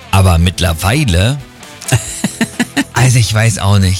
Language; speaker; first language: German; native; German